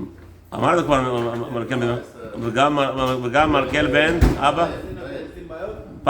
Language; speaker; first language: Hebrew; early bilingual, heritage; English